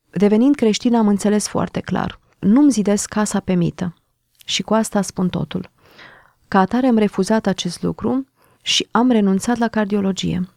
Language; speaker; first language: Romanian; native; Romanian